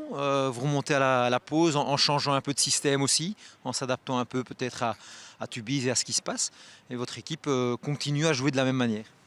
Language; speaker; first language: French; native; French